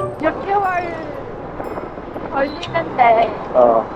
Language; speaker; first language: Korean; non-native, learner; Khmer